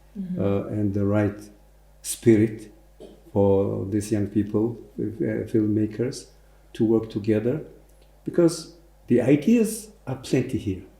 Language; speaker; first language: English; non-native, fluent; Mongolian